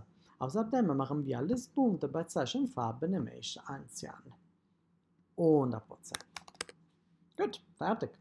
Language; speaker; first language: German; non-native, fluent; Italian